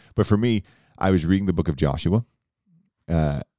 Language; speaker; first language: English; native; English